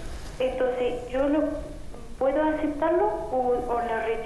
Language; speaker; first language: Spanish; non-native, fluent; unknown